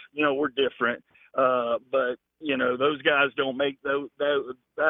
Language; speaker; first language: English; native; English